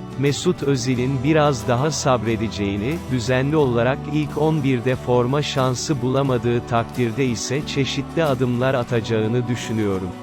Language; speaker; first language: Turkish; native; Turkish